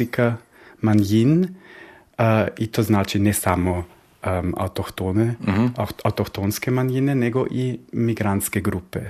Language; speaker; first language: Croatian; early bilingual, heritage; Croatian